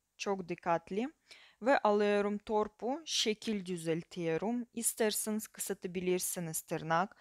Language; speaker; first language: Turkish; non-native, fluent; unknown